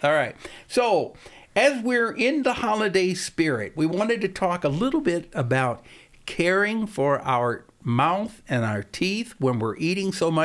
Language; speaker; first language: English; native; English